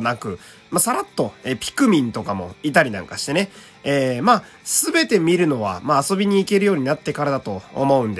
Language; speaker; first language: Japanese; native; Japanese